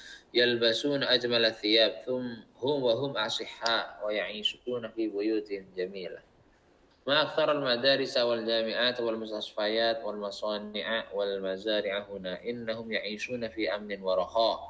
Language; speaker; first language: Arabic; non-native, fluent; Indonesian